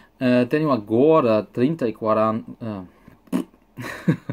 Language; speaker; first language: Portuguese; non-native, fluent; German